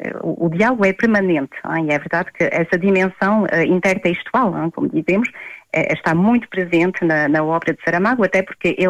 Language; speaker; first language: Portuguese; native; Portuguese